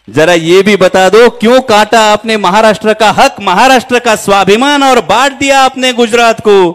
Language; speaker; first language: Hindi; non-native, local second language; Marathi